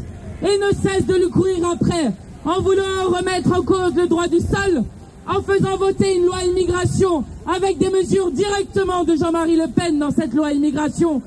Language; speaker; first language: French; native; French